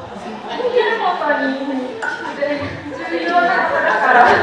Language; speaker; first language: Japanese; non-native, fluent; Indonesian